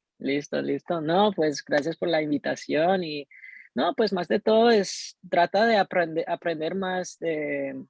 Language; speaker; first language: Spanish; non-native, learner; English